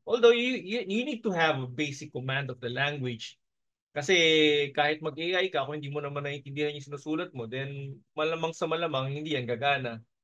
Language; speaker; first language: Filipino; native; Filipino